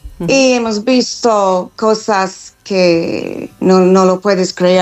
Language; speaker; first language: Spanish; non-native, fluent; English